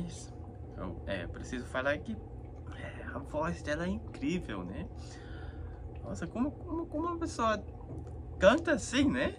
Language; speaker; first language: Portuguese; non-native, fluent; Korean